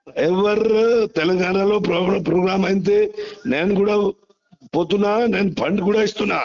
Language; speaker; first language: Telugu; non-native, local second language; Hindi